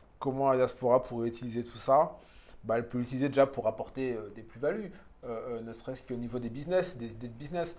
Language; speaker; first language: French; early bilingual, other home language; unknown